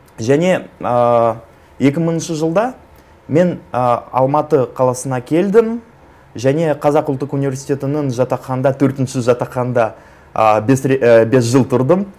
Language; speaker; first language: Kazakh; non-native, local second language; Russian